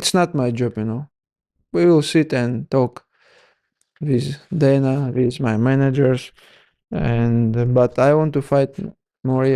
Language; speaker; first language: English; non-native, learner; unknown